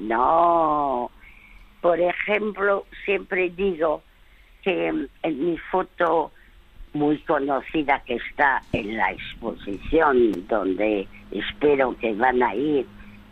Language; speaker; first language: Spanish; early bilingual, other home language; French